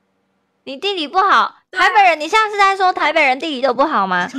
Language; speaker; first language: Chinese; native; Chinese